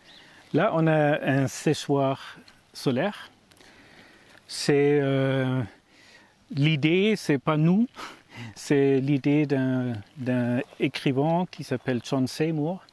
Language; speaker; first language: French; non-native, learner; German